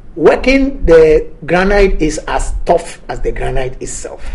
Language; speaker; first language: English; non-native, local second language; Akan